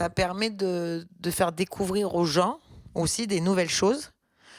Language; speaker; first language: French; native; French